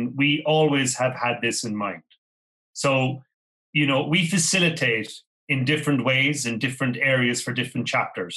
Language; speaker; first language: English; native; English